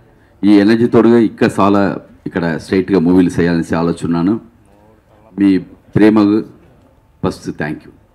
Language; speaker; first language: Telugu; non-native, local second language; Tamil